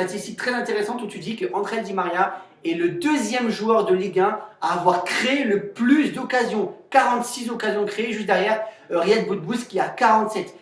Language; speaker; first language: French; native; French